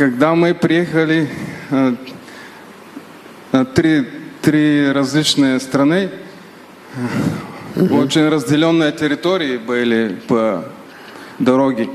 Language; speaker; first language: Russian; non-native, learner; Bulgarian